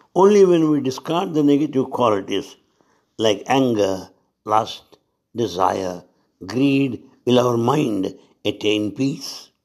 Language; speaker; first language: English; non-native, local second language; Telugu